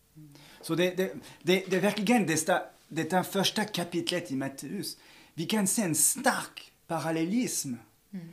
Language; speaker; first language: Swedish; non-native, fluent; French